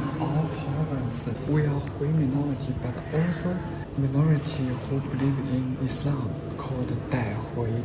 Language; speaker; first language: English; non-native, learner; Chinese